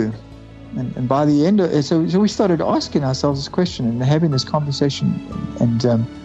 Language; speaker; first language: English; native; English